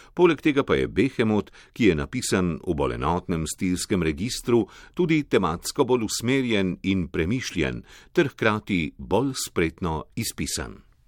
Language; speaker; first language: Slovenian; native; Slovenian